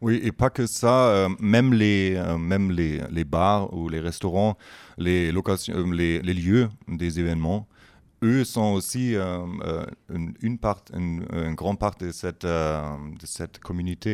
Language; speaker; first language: French; non-native, fluent; German